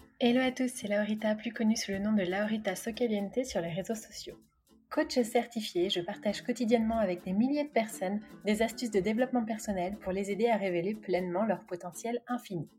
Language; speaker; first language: French; native; French